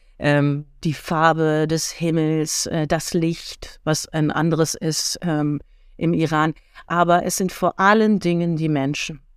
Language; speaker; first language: German; early bilingual, heritage; German